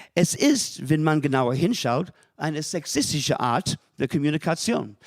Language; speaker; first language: German; non-native, fluent; English